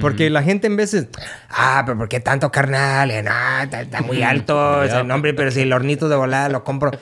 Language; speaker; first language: Spanish; early bilingual, heritage; Spanish